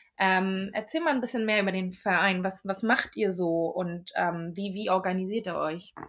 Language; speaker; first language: German; native; German